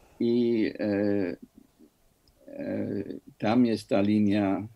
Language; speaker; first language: Polish; non-native, fluent; English